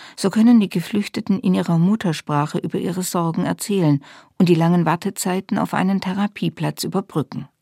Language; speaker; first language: German; native; German